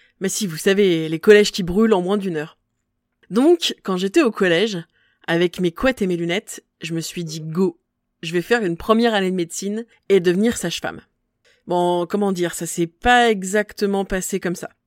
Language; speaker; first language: French; native; French